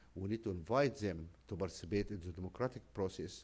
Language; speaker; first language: English; non-native, fluent; Arabic